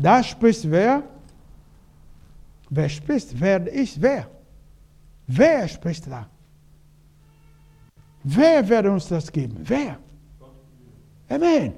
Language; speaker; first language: German; non-native, learner; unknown